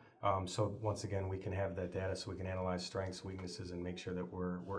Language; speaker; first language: English; native; English